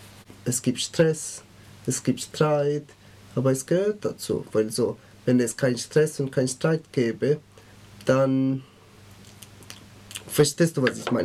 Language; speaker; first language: German; non-native, fluent; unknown